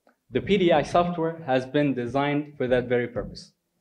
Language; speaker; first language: English; non-native, fluent; Arabic